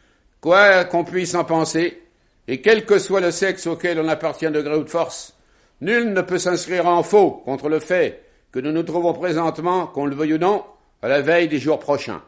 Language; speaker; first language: French; native; French